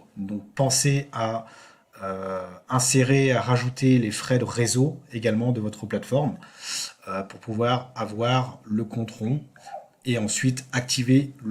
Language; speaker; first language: French; native; French